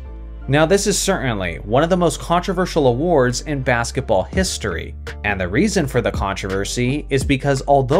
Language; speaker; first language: English; native; English